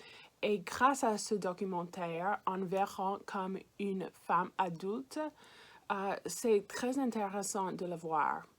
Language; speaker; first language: French; non-native, fluent; English